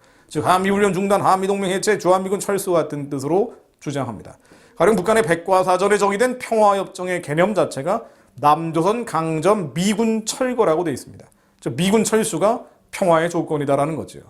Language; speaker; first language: Korean; native; Korean